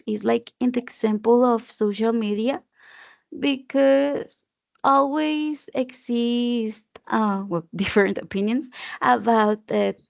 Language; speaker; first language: English; non-native, learner; Spanish